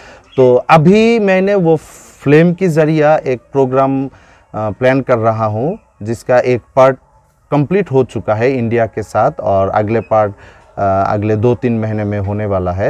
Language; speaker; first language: Hindi; non-native, fluent; Bangla